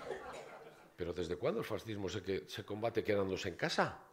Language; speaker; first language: Spanish; native; Spanish